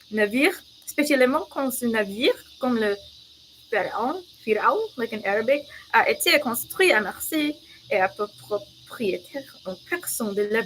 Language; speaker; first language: French; non-native, learner; English